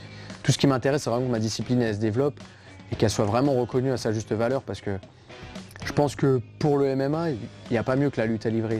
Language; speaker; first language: French; native; French